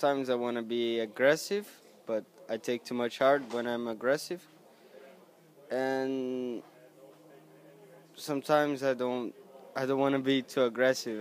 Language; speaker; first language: English; non-native, learner; Portuguese